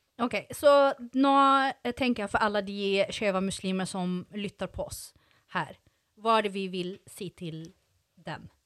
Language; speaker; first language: Norwegian; non-native, fluent; Swedish